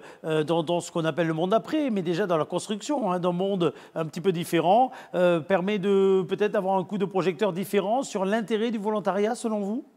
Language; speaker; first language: French; native; French